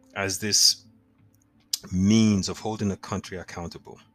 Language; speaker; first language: English; non-native, local second language; Yoruba